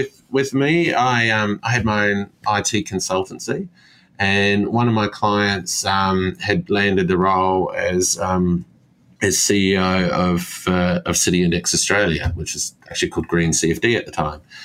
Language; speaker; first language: English; native; English